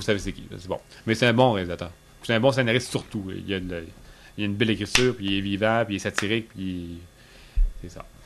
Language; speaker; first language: French; native; French